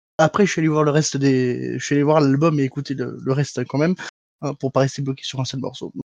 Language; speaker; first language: French; native; French